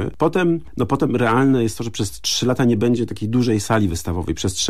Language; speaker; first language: Polish; native; Polish